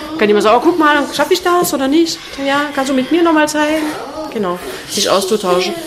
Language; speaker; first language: German; non-native, fluent; French